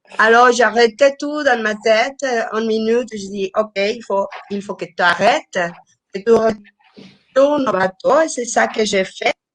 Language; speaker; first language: French; non-native, fluent; Spanish